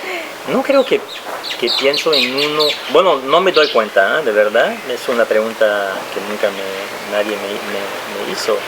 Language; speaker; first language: Spanish; non-native, fluent; French